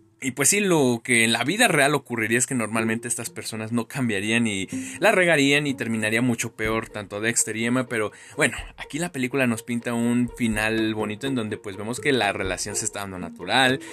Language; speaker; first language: Spanish; native; Spanish